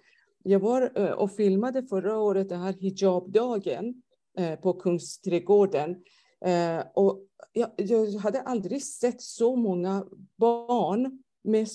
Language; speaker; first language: Swedish; non-native, fluent; Persian